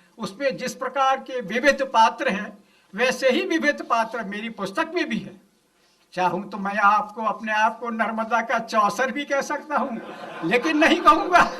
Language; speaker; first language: Hindi; non-native, local second language; Gujarati